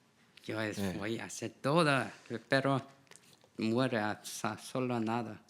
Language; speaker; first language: Spanish; non-native, learner; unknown